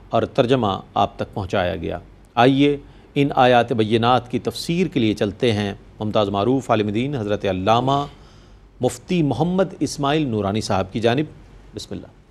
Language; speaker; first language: Urdu; native; Urdu